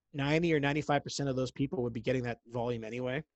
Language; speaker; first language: English; native; English